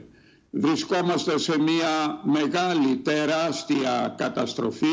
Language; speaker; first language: Greek; native; Greek